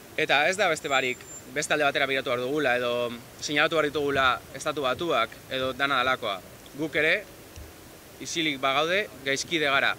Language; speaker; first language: Basque; native; Basque